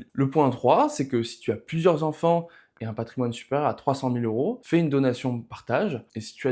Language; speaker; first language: French; native; French